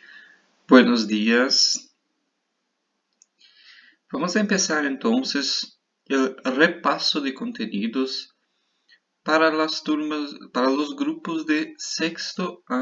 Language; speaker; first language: Spanish; non-native, fluent; Portuguese